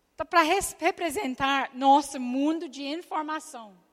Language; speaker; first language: Portuguese; non-native, learner; English